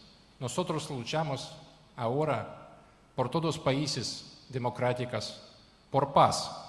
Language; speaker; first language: Spanish; non-native, fluent; Ukrainian